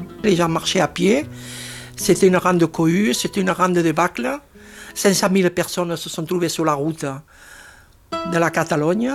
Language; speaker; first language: French; non-native, fluent; Spanish